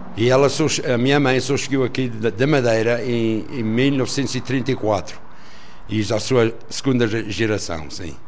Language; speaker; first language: Portuguese; native; Portuguese